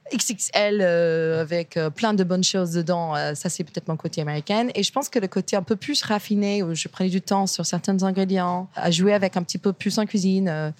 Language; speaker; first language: French; non-native, fluent; English